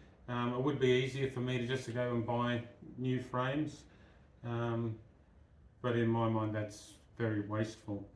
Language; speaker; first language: English; native; English